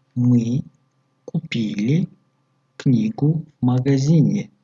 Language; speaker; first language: Russian; non-native, local second language; Tajik